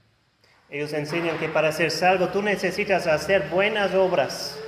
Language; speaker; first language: Spanish; non-native, fluent; German